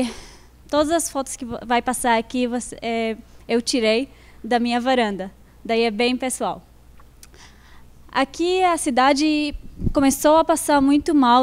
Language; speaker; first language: Portuguese; non-native, fluent; Arabic